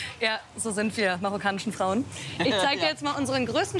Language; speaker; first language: German; native; German